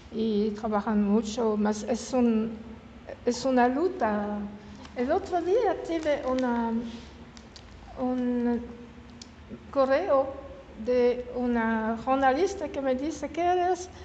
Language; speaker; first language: Spanish; non-native, learner; French